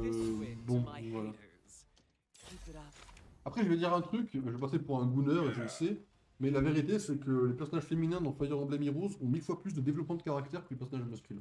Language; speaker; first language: French; native; French